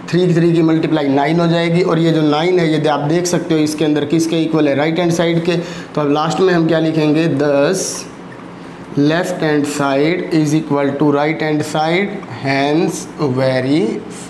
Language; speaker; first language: Hindi; native; Hindi